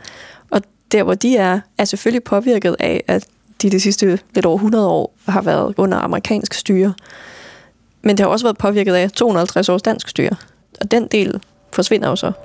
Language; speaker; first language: Danish; native; Danish